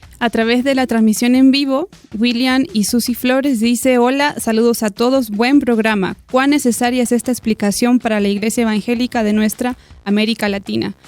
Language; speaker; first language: Spanish; native; Spanish